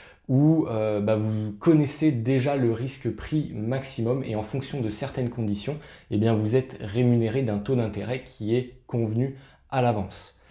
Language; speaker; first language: French; native; French